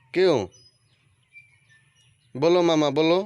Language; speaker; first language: Hindi; non-native, local second language; Bangla